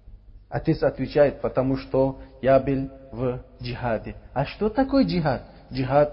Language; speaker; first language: Russian; non-native, learner; Uzbek